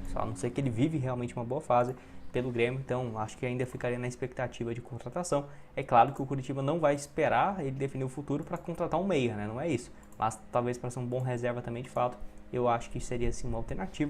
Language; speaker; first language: Portuguese; native; Portuguese